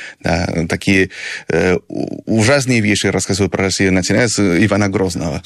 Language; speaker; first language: Russian; non-native, fluent; Spanish